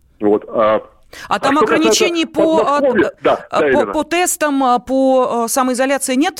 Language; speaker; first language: Russian; native; Russian